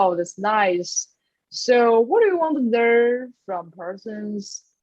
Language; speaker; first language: English; non-native, learner; Chinese